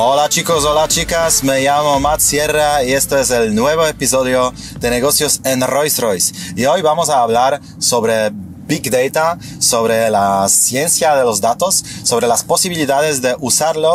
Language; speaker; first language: Spanish; non-native, fluent; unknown